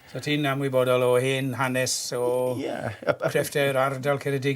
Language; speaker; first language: Welsh; native; Welsh